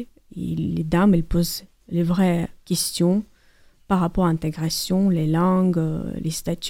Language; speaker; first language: French; non-native, learner; Ukrainian